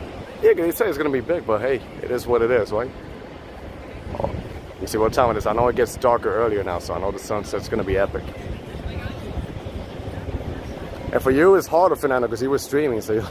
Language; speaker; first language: English; non-native, local second language; Spanish